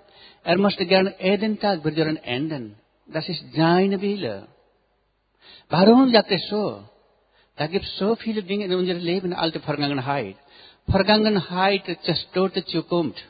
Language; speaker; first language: German; non-native, learner; Nepali